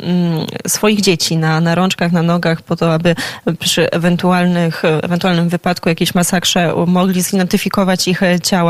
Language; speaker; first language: Polish; native; Polish